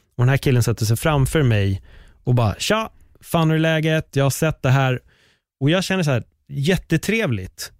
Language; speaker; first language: Swedish; native; Swedish